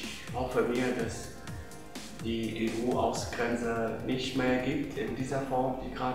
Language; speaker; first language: German; non-native, fluent; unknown